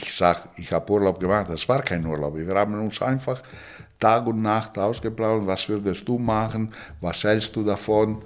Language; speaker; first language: German; non-native, fluent; Italian